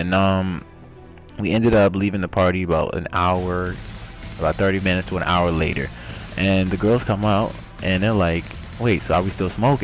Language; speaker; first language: English; native; English